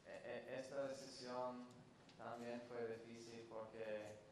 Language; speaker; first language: Spanish; non-native, fluent; English